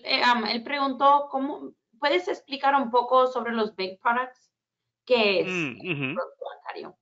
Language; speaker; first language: Spanish; early bilingual, heritage; Spanish